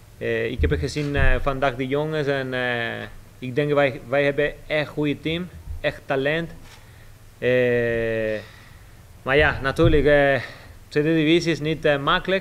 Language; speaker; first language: Dutch; non-native, learner; Spanish